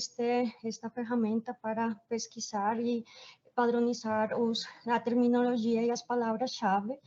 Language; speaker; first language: Portuguese; non-native, fluent; Spanish